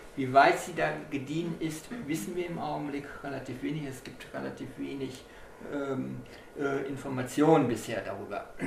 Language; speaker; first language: German; native; German